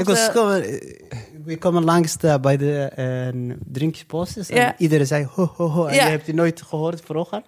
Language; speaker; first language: Dutch; non-native, local second language; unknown